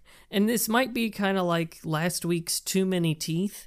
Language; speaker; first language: English; native; English